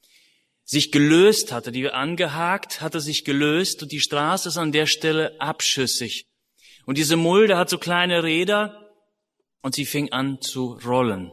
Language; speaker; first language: German; native; German